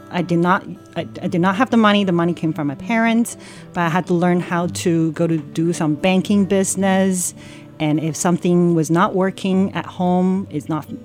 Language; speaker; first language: English; early bilingual, other home language; Chinese